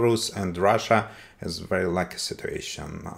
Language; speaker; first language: English; non-native, learner; Russian